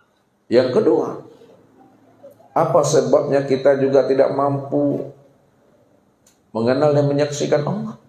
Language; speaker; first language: Indonesian; native; Indonesian